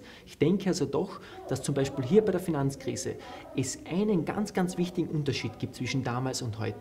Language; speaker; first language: German; native; German